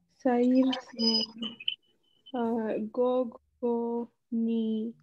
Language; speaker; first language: Japanese; non-native, learner; English